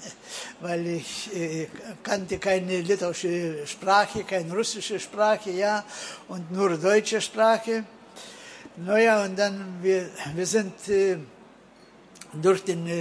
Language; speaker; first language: German; early bilingual, heritage; German